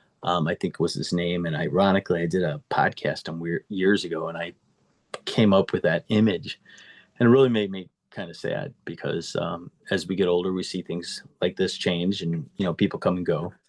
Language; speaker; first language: English; native; English